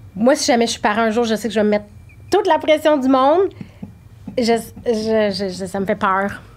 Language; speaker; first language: French; native; French